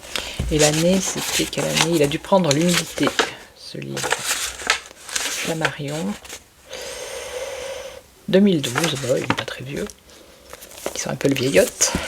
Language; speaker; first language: French; native; French